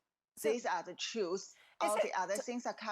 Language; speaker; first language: English; non-native, fluent; Chinese